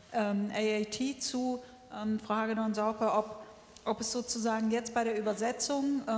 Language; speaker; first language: German; native; German